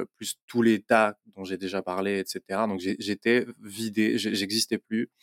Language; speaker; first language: French; native; French